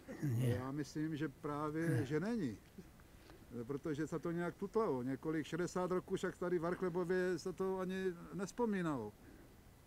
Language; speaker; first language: Czech; native; Czech